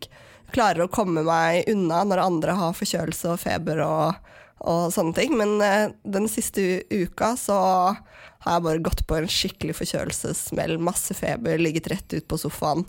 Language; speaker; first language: Norwegian; native; Norwegian